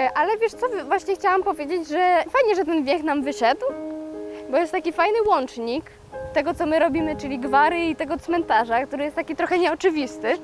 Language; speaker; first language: Polish; native; Polish